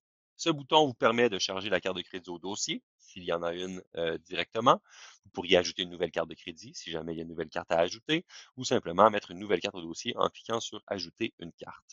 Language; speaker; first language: French; native; French